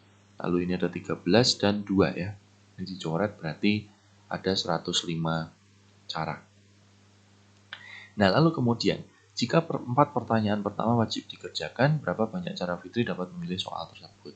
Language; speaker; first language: Indonesian; native; Indonesian